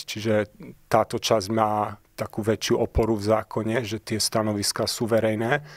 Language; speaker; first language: Slovak; early bilingual, heritage; Slovak